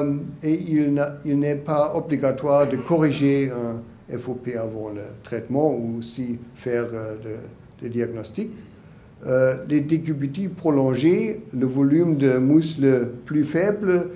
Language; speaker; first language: French; non-native, learner; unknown